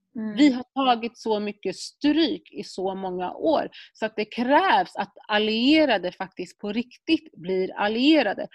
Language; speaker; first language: Swedish; native; Swedish